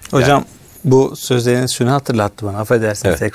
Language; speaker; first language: Turkish; native; Turkish